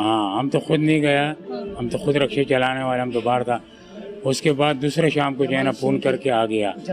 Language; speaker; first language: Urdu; non-native, local second language; Pashto